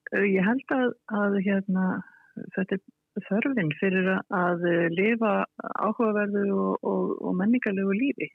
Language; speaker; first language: Icelandic; native; Icelandic